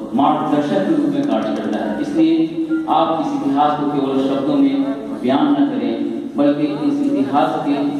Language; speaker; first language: Hindi; native; Hindi